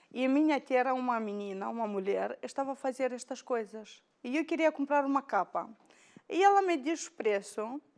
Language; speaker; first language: Portuguese; non-native, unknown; Romanian